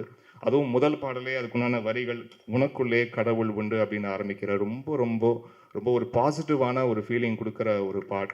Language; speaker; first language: Tamil; native; Tamil